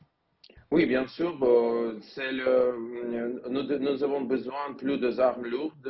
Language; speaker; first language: French; non-native, learner; Ukrainian